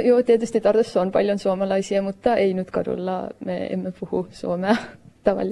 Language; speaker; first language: Finnish; non-native, learner; Estonian